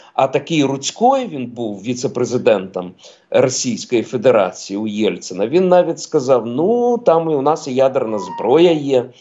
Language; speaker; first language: Ukrainian; non-native, local second language; Russian